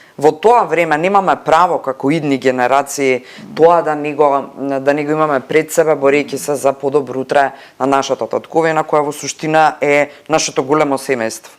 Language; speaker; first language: Macedonian; native; Macedonian